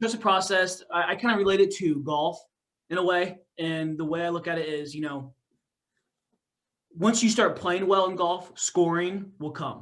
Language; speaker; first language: English; native; English